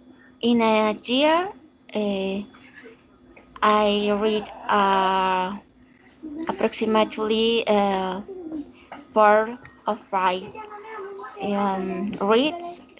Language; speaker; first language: English; non-native, learner; Spanish